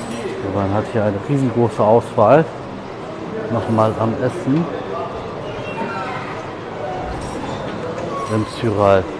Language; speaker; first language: German; native; German